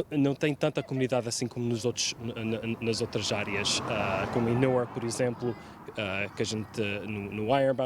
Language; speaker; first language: Portuguese; early bilingual, heritage; Portuguese